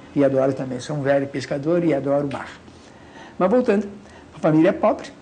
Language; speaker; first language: Portuguese; native; Portuguese